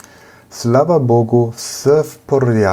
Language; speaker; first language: Russian; non-native, learner; German